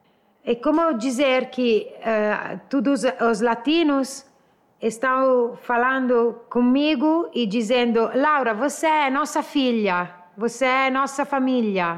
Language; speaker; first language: Portuguese; non-native, learner; Italian